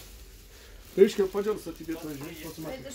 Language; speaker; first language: Russian; non-native, learner; Turkish